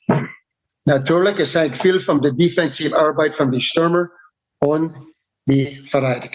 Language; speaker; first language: German; non-native, learner; English